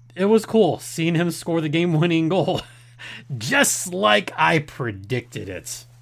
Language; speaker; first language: English; early bilingual, other home language; Spanish